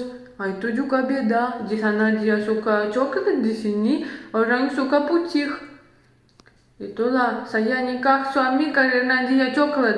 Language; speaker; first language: Indonesian; non-native, learner; Russian